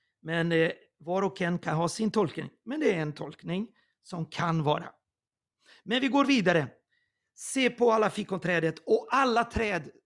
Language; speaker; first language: Swedish; non-native, fluent; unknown